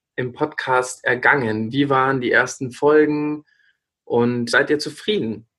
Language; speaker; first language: German; native; German